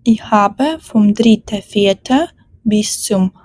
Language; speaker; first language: German; non-native, fluent; Ukrainian